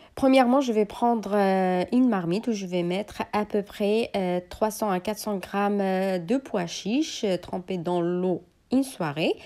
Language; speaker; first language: French; non-native, local second language; Arabic